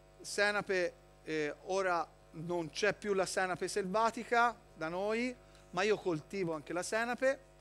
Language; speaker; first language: Italian; native; Italian